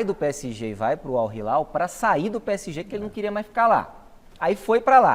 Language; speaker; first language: Portuguese; native; Portuguese